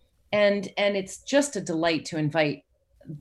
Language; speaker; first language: English; native; English